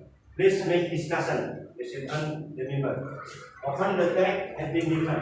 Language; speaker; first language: English; non-native, learner; Indonesian